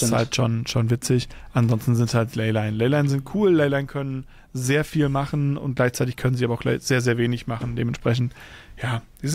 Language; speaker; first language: German; native; German